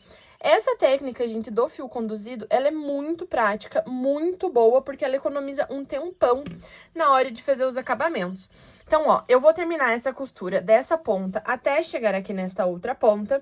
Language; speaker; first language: Portuguese; native; Portuguese